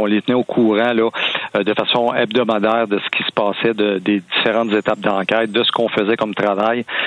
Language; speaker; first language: French; native; French